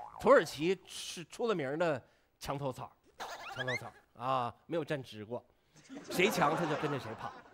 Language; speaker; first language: Chinese; native; Chinese